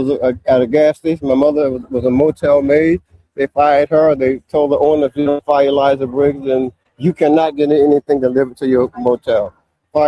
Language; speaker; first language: English; native; English